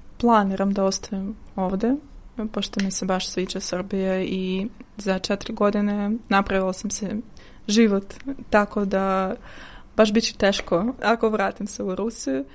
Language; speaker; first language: Serbian; non-native, fluent; Russian